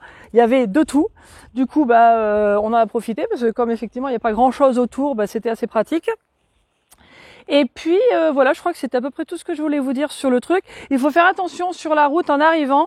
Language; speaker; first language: French; native; French